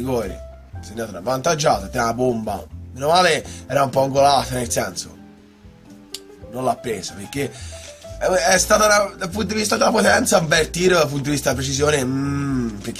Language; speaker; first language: Italian; native; Italian